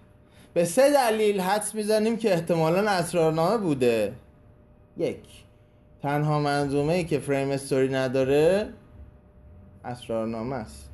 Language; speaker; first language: Persian; native; Persian